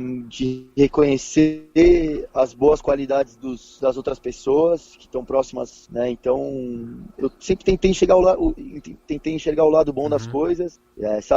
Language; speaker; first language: Portuguese; native; Portuguese